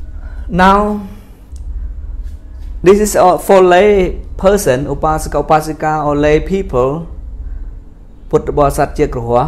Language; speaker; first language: English; non-native, fluent; Khmer